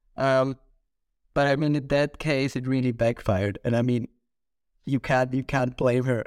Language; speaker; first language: English; non-native, fluent; German